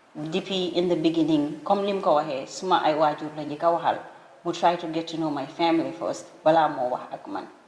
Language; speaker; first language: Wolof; non-native, local second language; Fula